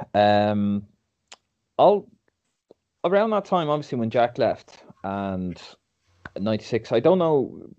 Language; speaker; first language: English; native; English